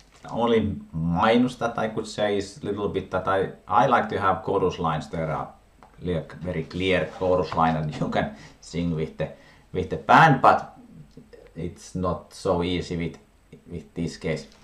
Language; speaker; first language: English; non-native, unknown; Finnish